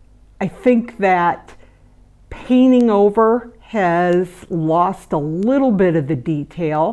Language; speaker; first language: English; native; English